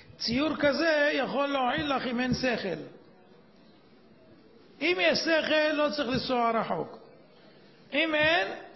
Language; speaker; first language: Hebrew; native; Hebrew